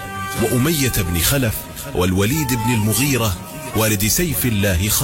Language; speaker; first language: Arabic; native; Arabic